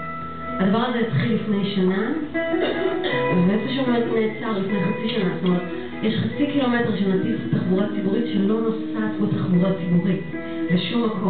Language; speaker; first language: Hebrew; native; Hebrew